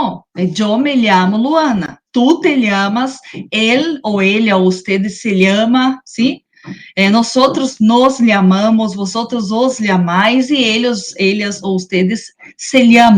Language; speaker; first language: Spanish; non-native, learner; Portuguese